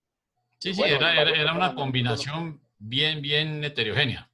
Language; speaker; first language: Spanish; native; Spanish